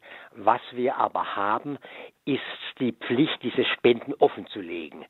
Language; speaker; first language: German; native; German